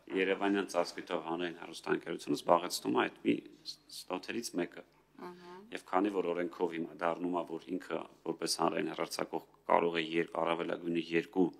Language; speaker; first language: Armenian; native; Armenian